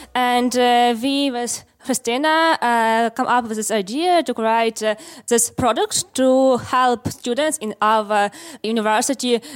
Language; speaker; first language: English; non-native, learner; Ukrainian